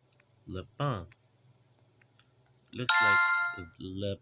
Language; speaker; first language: French; non-native, learner; English